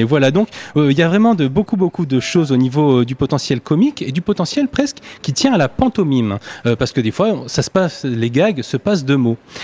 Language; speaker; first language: French; native; French